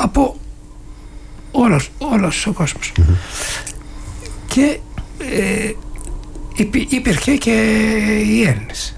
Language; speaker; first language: Greek; non-native, learner; Turkish